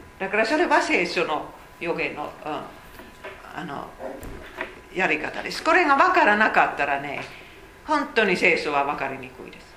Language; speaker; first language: Japanese; non-native, fluent; Finnish